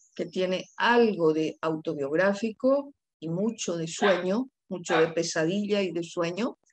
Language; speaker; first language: Spanish; non-native, local second language; Guarani